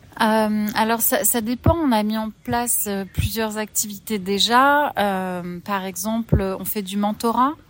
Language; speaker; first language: French; native; French